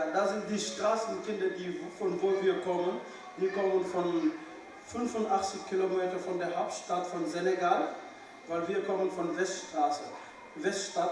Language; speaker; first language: German; non-native, fluent; Wolof